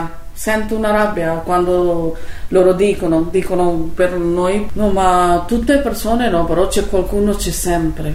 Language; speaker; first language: Italian; non-native, learner; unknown